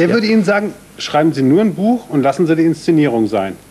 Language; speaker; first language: German; native; German